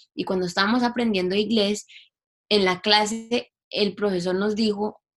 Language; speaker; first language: Spanish; early bilingual, heritage; English